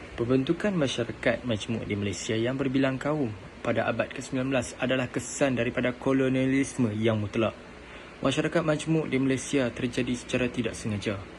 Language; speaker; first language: Malay; native; Malay